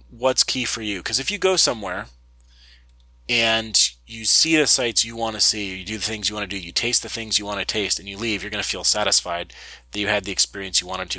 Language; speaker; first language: English; native; English